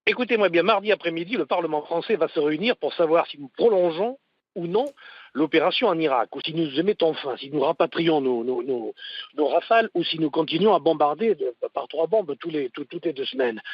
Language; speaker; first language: French; native; French